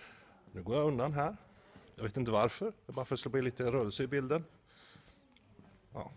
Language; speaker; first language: Swedish; native; Swedish